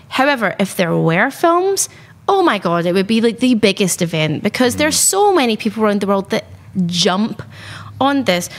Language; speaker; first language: English; native; English